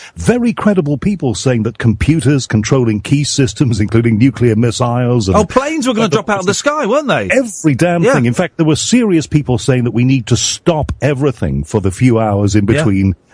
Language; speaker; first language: English; native; English